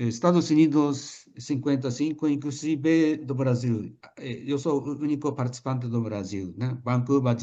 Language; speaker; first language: Portuguese; non-native, fluent; Japanese